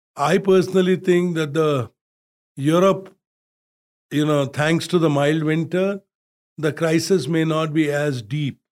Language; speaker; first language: English; non-native, local second language; Hindi